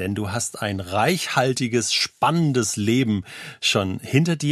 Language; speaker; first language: German; native; German